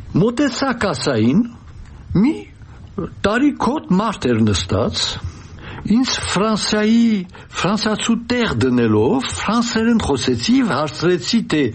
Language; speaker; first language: Armenian; early bilingual, heritage; Armenian